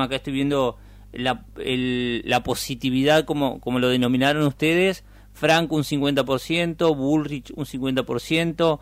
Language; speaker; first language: Spanish; native; Spanish